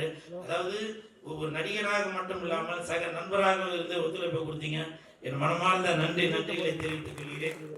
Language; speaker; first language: Tamil; native; Tamil